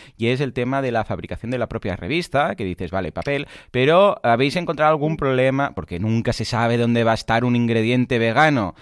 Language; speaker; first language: Spanish; non-native, local second language; Catalan